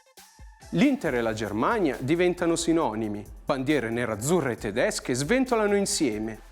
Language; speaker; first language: Italian; native; Italian